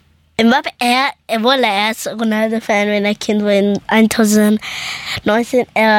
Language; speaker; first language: German; early bilingual, other home language; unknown